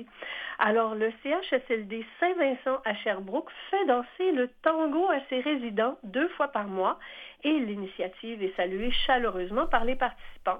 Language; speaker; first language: French; native; French